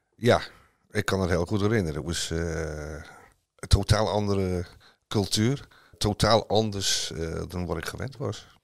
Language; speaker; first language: Dutch; non-native, fluent; English